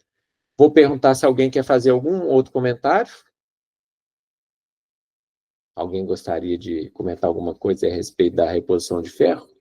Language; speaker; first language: Portuguese; native; Portuguese